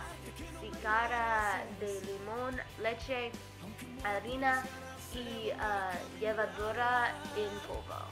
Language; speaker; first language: Spanish; non-native, learner; English